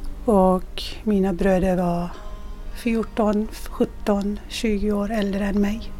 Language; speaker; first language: Swedish; non-native, fluent; Persian